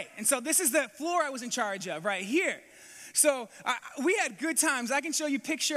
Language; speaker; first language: English; native; English